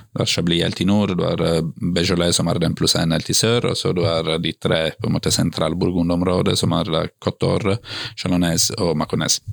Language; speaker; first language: Norwegian; non-native, fluent; Italian